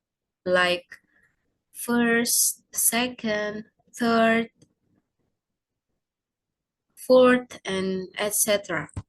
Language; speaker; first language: English; non-native, learner; Indonesian